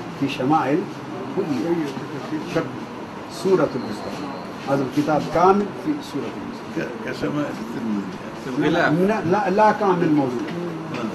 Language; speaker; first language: Arabic; non-native, learner; Urdu